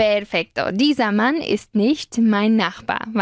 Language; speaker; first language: German; non-native, fluent; Spanish